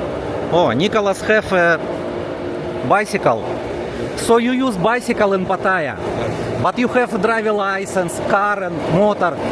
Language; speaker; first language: English; non-native, learner; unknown